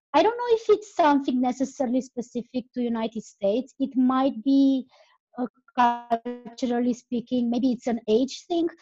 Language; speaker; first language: English; non-native, fluent; Romanian